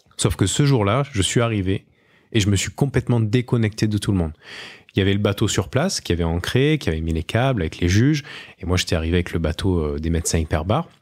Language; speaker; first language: French; native; French